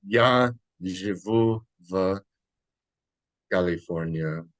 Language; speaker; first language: Russian; non-native, learner; English